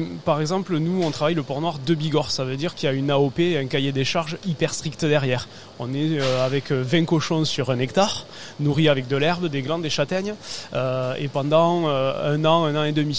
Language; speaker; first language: French; native; French